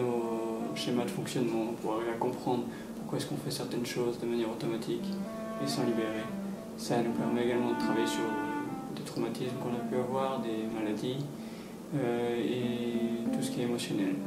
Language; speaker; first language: French; native; French